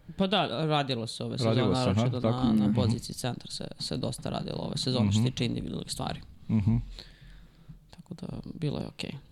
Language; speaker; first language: Serbian; native; Serbian